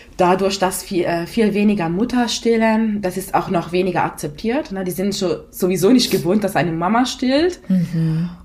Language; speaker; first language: German; non-native, fluent; Italian